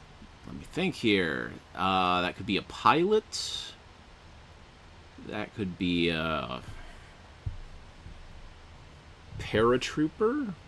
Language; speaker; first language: English; native; English